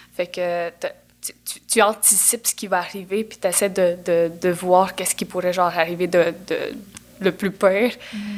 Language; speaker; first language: French; non-native, local second language; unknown